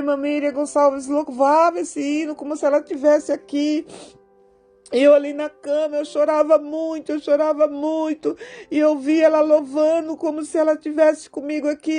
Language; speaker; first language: Portuguese; native; Portuguese